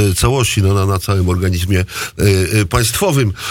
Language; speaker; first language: Polish; native; Polish